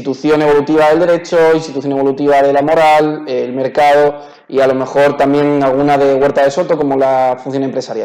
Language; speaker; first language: Spanish; native; Spanish